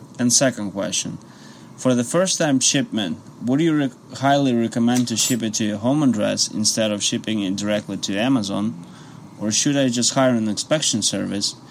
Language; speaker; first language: English; non-native, learner; Russian